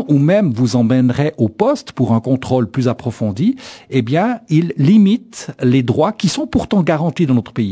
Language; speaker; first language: French; native; French